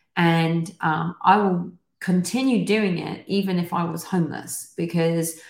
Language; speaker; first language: English; native; English